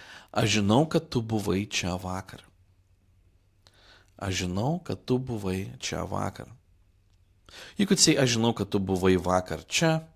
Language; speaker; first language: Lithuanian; non-native, fluent; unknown